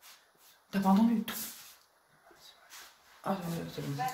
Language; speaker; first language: French; native; French